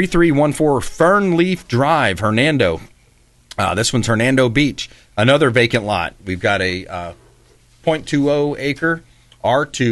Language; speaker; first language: English; native; English